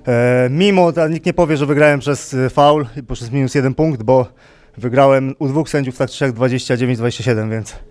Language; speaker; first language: Polish; native; Polish